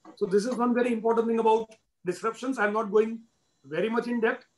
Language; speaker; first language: English; non-native, local second language; Gujarati